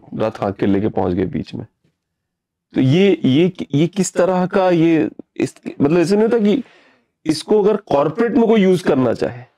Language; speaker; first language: Hindi; native; Hindi